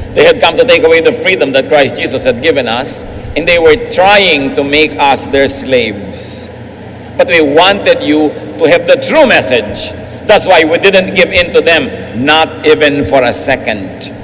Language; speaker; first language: English; non-native, local second language; Filipino